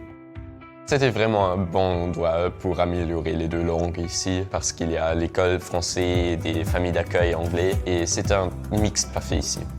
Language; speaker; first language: French; non-native, learner; German